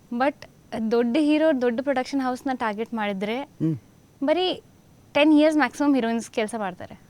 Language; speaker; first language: Kannada; non-native, learner; Hindi